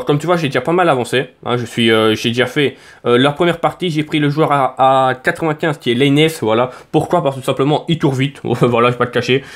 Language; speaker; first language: French; native; French